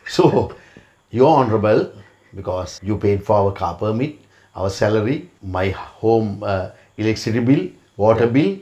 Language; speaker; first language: English; non-native, local second language; Sinhala